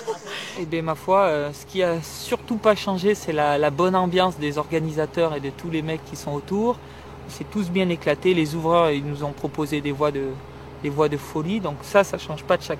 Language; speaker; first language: French; native; French